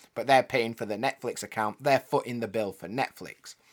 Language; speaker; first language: English; native; English